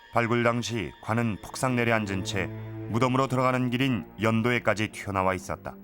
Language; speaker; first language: Korean; native; Korean